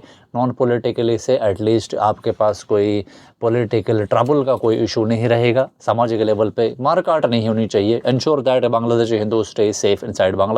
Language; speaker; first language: Hindi; native; Hindi